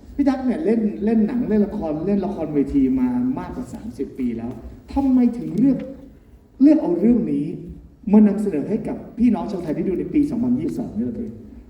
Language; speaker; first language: Thai; native; Thai